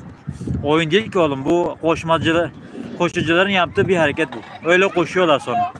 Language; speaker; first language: Turkish; native; Turkish